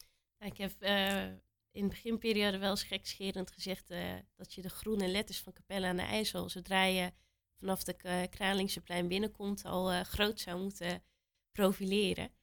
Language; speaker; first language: Dutch; native; Dutch